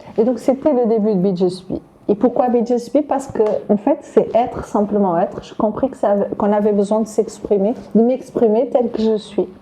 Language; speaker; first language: French; non-native, fluent; Portuguese